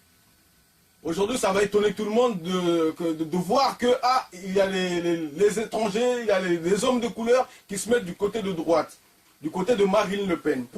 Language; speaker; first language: French; non-native, local second language; Lingala